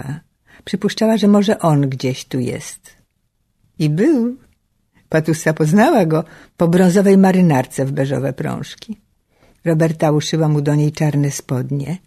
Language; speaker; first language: Polish; native; Polish